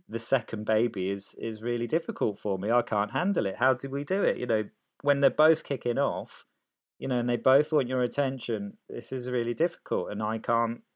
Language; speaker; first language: English; native; English